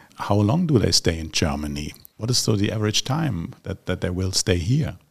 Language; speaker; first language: English; non-native, fluent; German